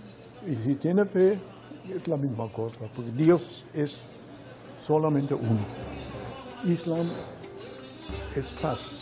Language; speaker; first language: Spanish; non-native, fluent; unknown